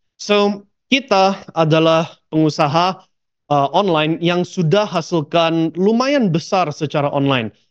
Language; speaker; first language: Indonesian; early bilingual, heritage; Indonesian